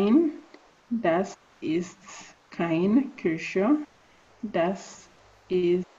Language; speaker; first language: German; non-native, learner; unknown